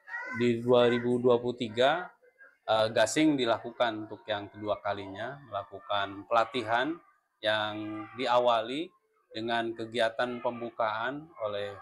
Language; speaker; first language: Indonesian; native; Indonesian